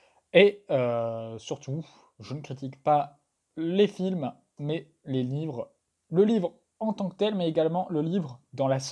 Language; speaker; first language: French; native; French